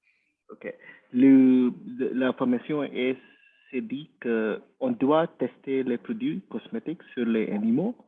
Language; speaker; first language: French; non-native, learner; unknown